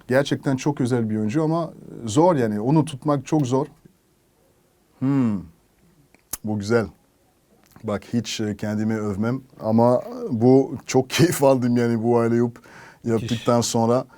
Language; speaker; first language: Turkish; non-native, fluent; French